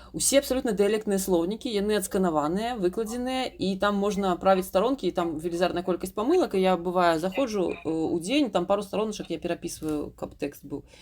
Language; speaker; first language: Belarusian; non-native, local second language; Russian